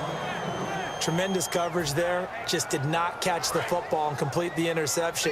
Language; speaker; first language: English; native; English